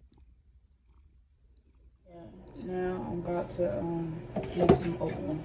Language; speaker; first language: English; native; English